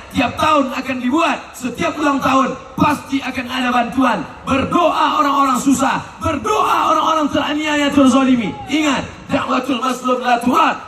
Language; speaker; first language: Indonesian; native; Indonesian